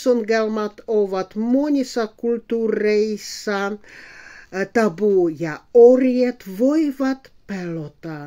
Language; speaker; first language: Finnish; non-native, fluent; Russian